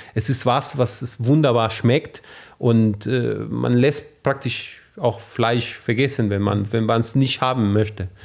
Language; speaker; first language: German; non-native, fluent; Spanish